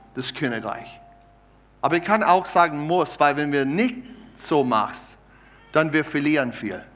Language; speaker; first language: German; non-native, fluent; English